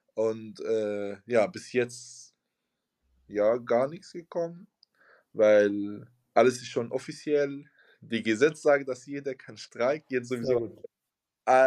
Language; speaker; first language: German; non-native, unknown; Arabic